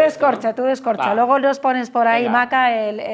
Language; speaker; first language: Spanish; native; Spanish